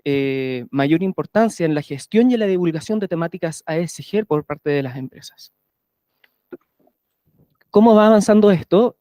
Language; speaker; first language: Spanish; native; Spanish